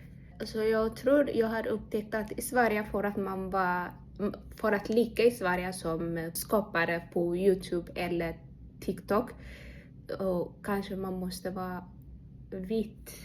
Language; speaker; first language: Swedish; non-native, fluent; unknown